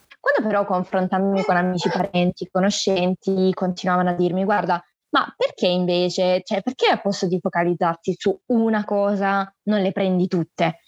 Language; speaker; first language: Italian; native; Italian